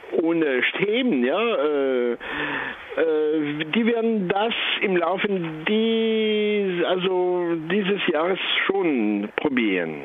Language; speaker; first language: German; non-native, fluent; French